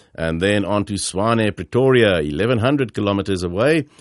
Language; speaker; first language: English; early bilingual, other home language; Afrikaans